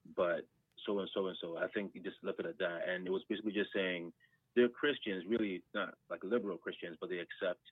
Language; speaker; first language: English; early bilingual, other home language; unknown